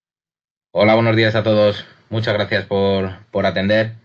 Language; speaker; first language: Spanish; native; Spanish